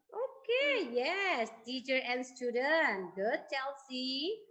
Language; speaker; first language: English; non-native, learner; Indonesian